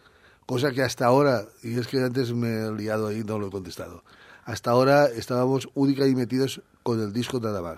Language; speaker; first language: Spanish; native; Spanish